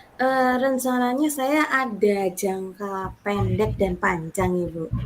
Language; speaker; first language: Indonesian; native; Indonesian